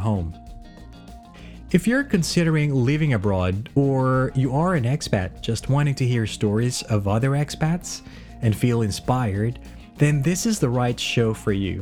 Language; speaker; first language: English; non-native, local second language; Filipino